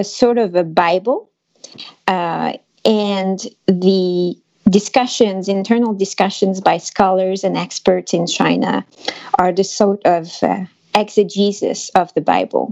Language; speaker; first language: English; non-native, fluent; French